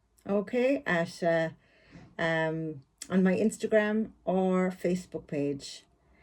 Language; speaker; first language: English; native; English